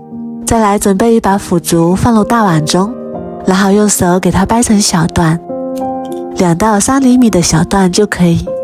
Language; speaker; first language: Chinese; native; Chinese